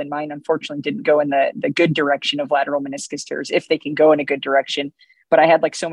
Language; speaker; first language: English; native; English